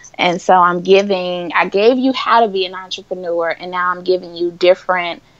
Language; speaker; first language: English; native; English